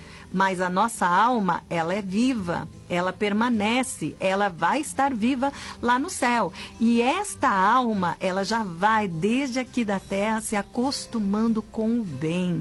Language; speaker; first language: Portuguese; native; Portuguese